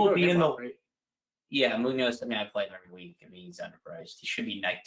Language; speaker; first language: English; native; English